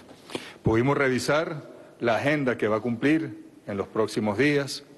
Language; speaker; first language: Spanish; native; Spanish